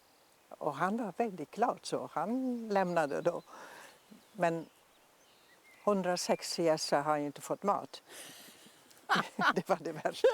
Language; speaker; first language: Swedish; non-native, fluent; German